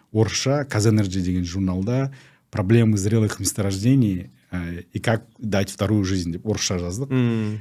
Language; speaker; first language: Russian; non-native, local second language; Kazakh